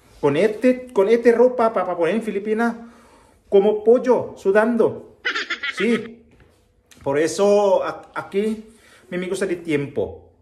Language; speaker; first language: Spanish; non-native, learner; Filipino